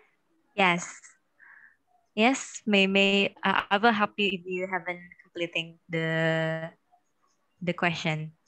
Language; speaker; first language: English; non-native, fluent; Indonesian